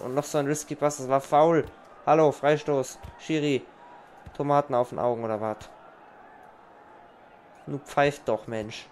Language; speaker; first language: German; native; German